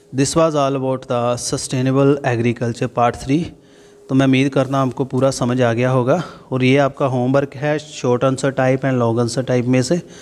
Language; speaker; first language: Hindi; non-native, local second language; Punjabi